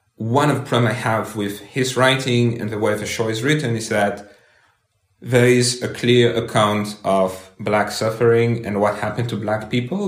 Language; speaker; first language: English; non-native, fluent; French